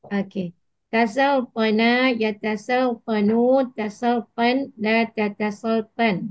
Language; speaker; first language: Arabic; non-native, learner; Malay